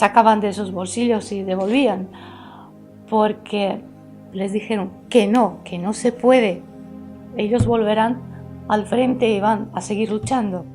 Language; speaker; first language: Spanish; early bilingual, heritage; Spanish